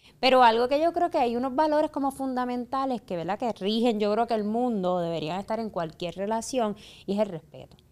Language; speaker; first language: Spanish; native; Spanish